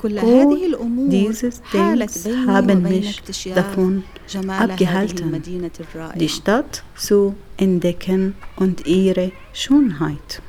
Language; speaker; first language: German; non-native, fluent; Arabic